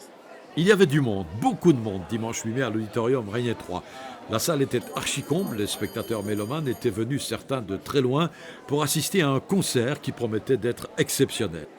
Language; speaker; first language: French; native; French